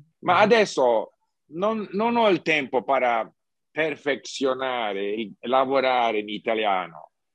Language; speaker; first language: Italian; non-native, learner; English